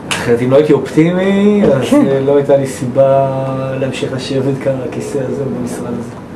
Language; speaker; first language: Hebrew; native; Hebrew